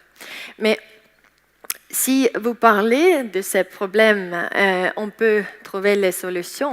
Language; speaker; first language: French; non-native, learner; Estonian